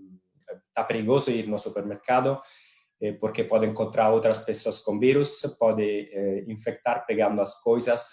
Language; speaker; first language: Portuguese; non-native, fluent; Italian